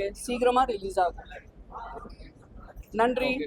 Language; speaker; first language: Tamil; non-native, fluent; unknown